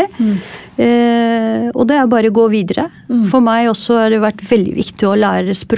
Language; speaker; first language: Norwegian; non-native, fluent; Turkish